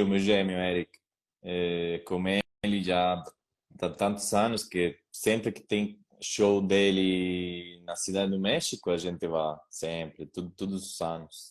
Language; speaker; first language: Portuguese; non-native, learner; Spanish